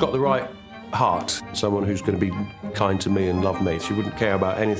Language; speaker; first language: English; native; English